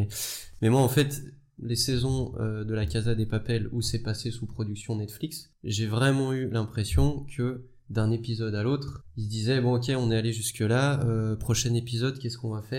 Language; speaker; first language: French; native; French